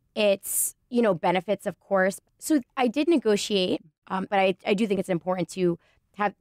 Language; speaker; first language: English; native; English